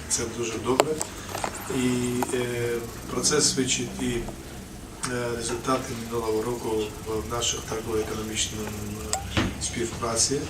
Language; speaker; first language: Ukrainian; non-native, fluent; Georgian